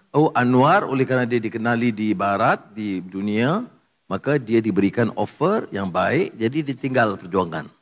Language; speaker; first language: Malay; native; Malay